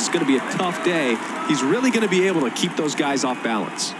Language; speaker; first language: English; native; English